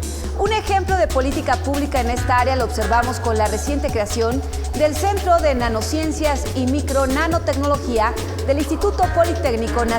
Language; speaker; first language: Spanish; native; Spanish